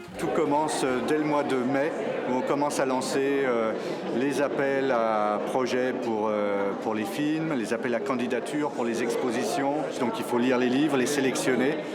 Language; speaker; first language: French; native; French